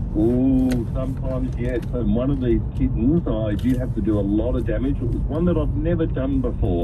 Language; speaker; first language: English; native; English